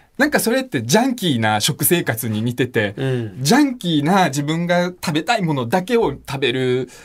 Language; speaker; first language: Japanese; early bilingual, other home language; Russian